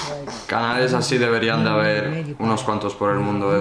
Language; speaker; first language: Spanish; native; Spanish